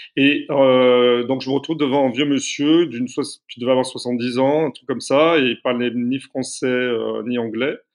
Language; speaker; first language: French; native; French